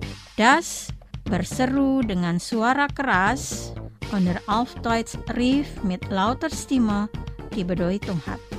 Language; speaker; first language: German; non-native, fluent; Indonesian